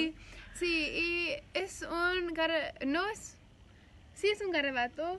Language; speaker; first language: Spanish; non-native, learner; English